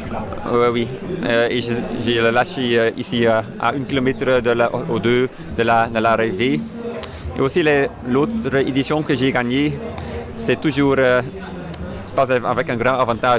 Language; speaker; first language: French; non-native, fluent; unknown